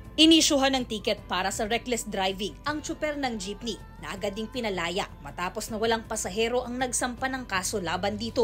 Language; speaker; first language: Filipino; non-native, local second language; Bikol